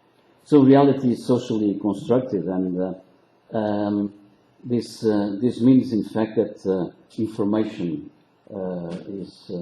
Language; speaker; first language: English; non-native, local second language; Portuguese